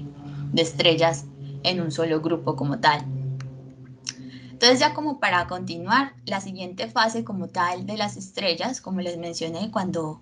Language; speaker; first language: Spanish; native; Spanish